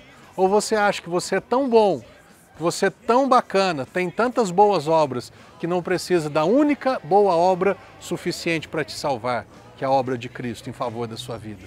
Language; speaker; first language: Portuguese; native; Portuguese